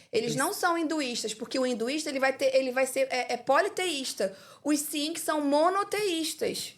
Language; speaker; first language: Portuguese; native; Portuguese